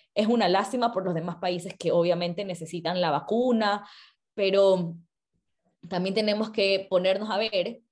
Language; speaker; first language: Spanish; native; Spanish